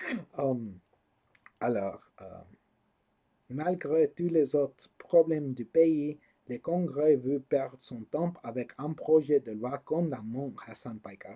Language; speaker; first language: French; non-native, learner; English